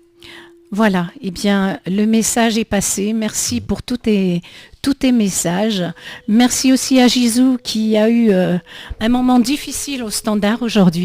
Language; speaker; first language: French; native; French